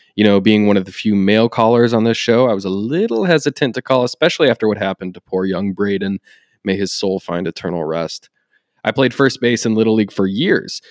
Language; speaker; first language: English; native; English